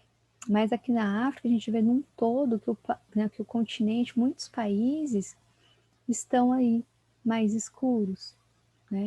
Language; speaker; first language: Portuguese; native; Portuguese